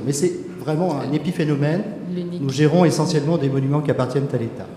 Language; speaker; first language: French; native; French